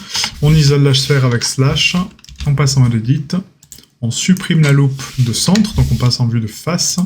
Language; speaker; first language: French; native; French